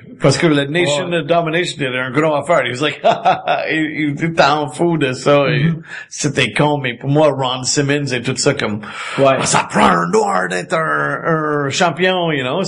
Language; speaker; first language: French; non-native, fluent; English